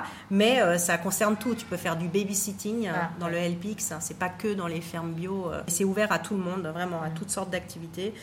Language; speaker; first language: French; native; French